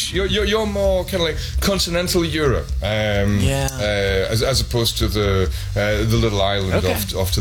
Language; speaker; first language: English; native; English